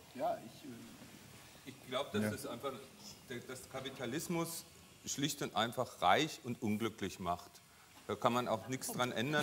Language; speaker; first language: German; native; German